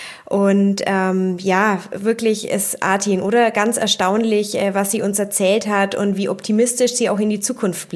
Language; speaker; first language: German; native; German